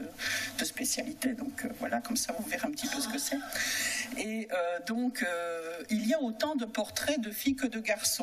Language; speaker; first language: French; native; French